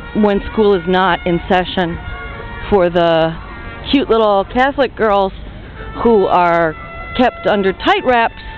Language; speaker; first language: English; native; English